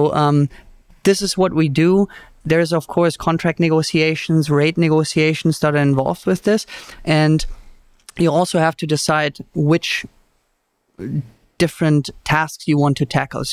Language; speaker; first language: English; non-native, fluent; German